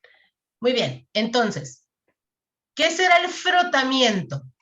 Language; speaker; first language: Spanish; native; Spanish